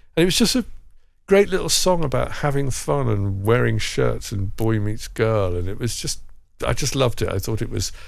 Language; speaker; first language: English; native; English